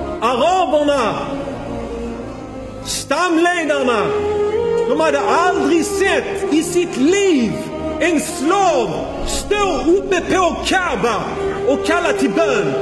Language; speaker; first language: Swedish; non-native, fluent; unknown